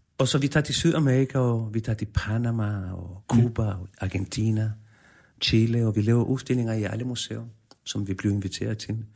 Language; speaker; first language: Danish; non-native, fluent; Spanish